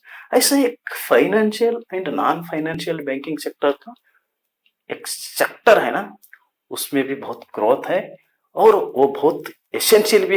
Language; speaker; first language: Hindi; non-native, local second language; Kannada